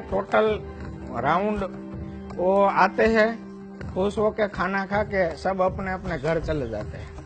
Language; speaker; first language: Hindi; non-native, local second language; Gujarati